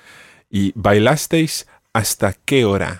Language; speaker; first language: Spanish; non-native, fluent; English